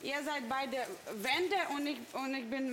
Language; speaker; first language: German; non-native, learner; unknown